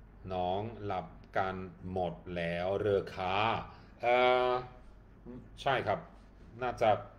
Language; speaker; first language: Thai; non-native, learner; Swedish